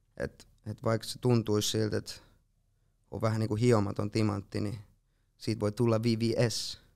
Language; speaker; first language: Finnish; native; Finnish